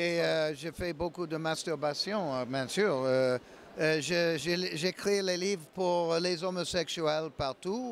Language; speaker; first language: French; non-native, learner; English